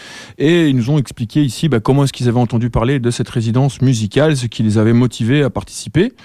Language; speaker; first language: French; native; French